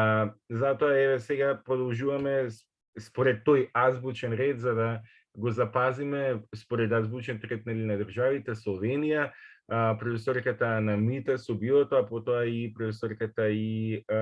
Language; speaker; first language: Macedonian; native; Macedonian